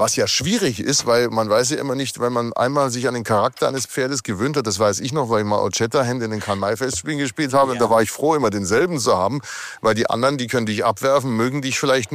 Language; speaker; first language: German; native; German